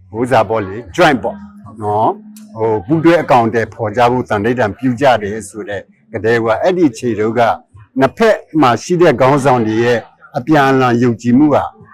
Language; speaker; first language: Burmese; non-native, local second language; S'gaw Karen